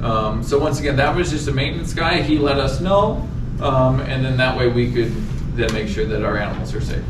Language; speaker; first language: English; native; English